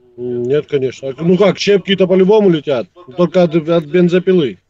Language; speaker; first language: Russian; native; Russian